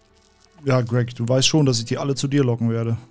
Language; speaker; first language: German; native; German